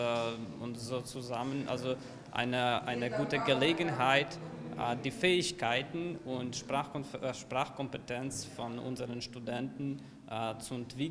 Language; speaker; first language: German; non-native, fluent; Ukrainian